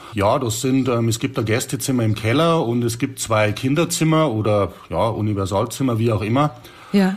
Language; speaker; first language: German; native; German